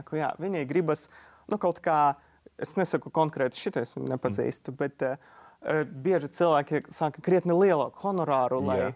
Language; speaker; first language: Latvian; non-native, local second language; Russian